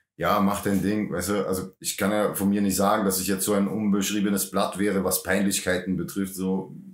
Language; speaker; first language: German; native; German